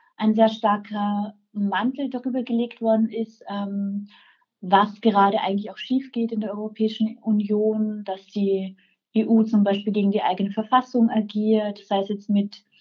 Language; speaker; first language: German; native; German